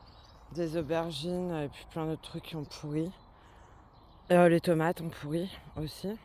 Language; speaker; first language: French; native; French